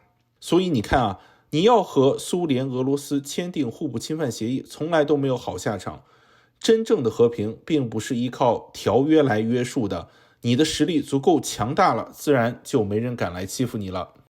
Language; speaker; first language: Chinese; native; Chinese